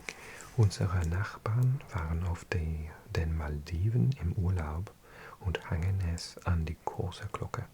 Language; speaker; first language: German; non-native, learner; English